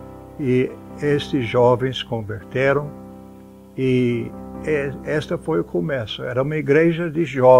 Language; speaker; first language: Portuguese; non-native, fluent; English